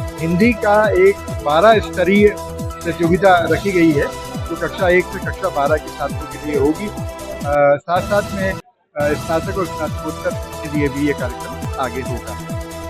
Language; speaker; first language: Hindi; native; Hindi